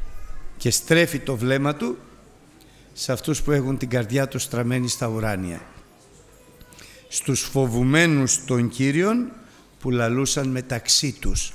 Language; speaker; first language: Greek; native; Greek